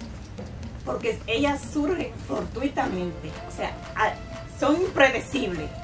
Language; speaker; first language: Spanish; native; Spanish